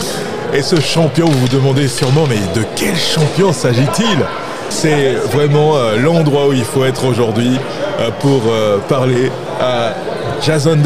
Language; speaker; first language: French; native; French